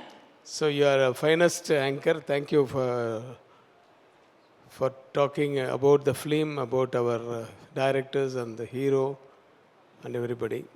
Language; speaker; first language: Telugu; non-native, learner; Tamil